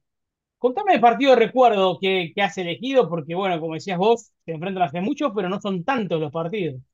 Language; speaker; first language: Spanish; native; Spanish